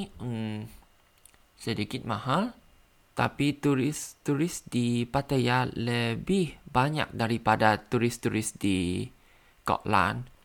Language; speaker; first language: Indonesian; non-native, learner; Thai